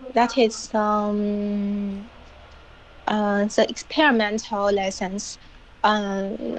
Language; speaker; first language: English; non-native, learner; Chinese